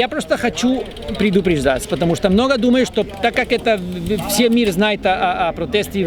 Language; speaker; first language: Russian; non-native, fluent; Spanish